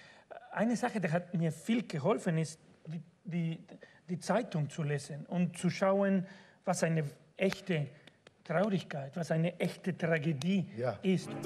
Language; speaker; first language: German; non-native, fluent; Spanish